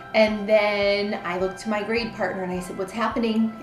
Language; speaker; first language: English; native; English